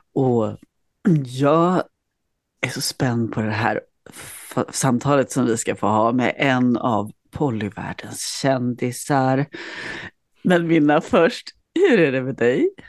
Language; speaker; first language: Swedish; native; Swedish